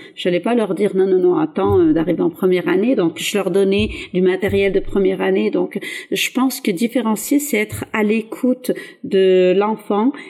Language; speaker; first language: French; early bilingual, other home language; Arabic